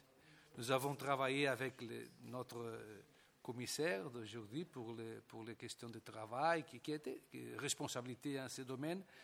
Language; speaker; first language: French; non-native, fluent; Portuguese